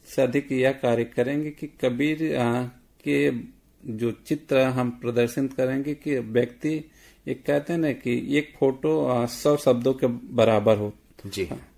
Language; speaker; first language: Hindi; native; Hindi